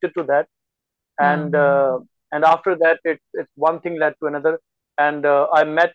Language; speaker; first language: English; non-native, local second language; Punjabi